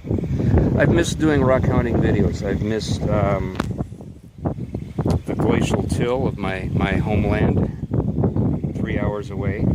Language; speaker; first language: English; native; English